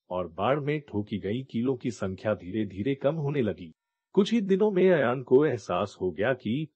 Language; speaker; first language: Hindi; native; Hindi